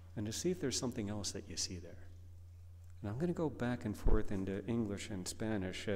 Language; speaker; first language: English; native; English